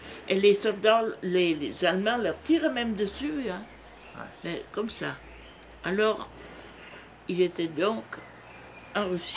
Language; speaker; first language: French; native; French